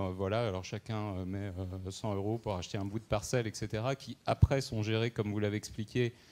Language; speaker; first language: French; native; French